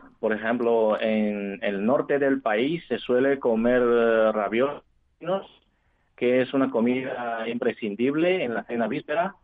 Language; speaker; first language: Spanish; non-native, fluent; Chinese